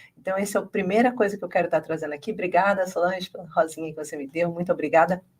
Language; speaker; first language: Portuguese; native; Portuguese